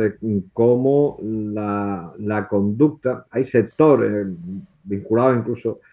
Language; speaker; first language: Spanish; native; Spanish